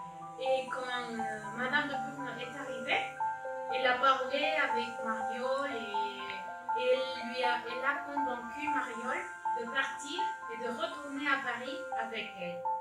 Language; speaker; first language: French; non-native, learner; Spanish